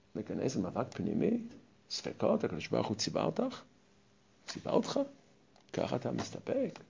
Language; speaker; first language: Hebrew; non-native, fluent; English